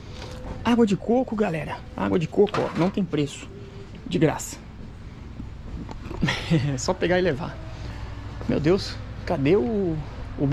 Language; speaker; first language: Portuguese; native; Portuguese